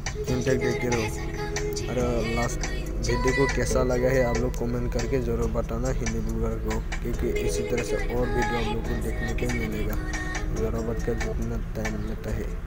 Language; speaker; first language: Hindi; non-native, local second language; Assamese